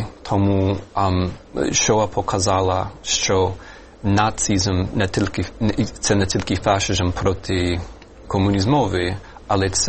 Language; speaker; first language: Ukrainian; non-native, fluent; English